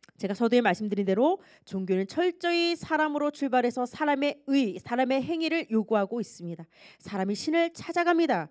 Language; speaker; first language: Korean; native; Korean